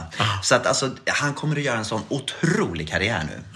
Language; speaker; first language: Swedish; native; Swedish